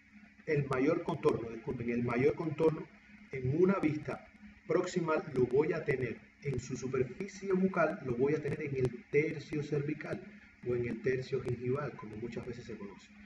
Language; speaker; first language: Spanish; native; Spanish